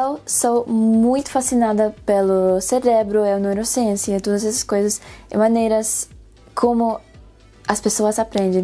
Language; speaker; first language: Portuguese; non-native, fluent; Spanish